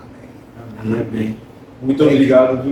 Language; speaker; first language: Portuguese; native; Portuguese